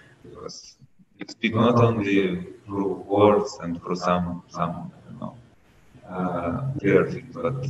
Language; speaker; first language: English; non-native, learner; Russian